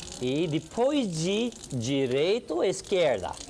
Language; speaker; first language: Portuguese; non-native, learner; Turkish